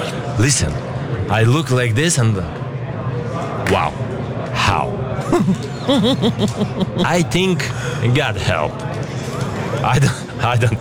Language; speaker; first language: English; non-native, learner; Ukrainian